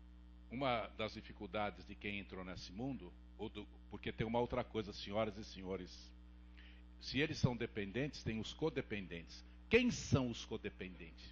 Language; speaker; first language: Portuguese; native; Portuguese